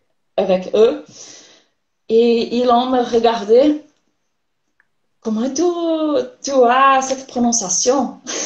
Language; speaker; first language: French; non-native, learner; Portuguese